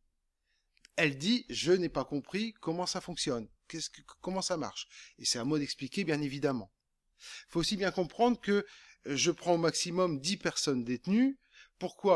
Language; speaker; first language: French; native; French